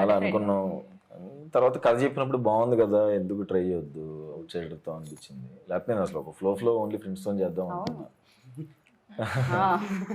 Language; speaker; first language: Telugu; native; Telugu